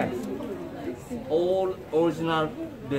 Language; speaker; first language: English; non-native, learner; Japanese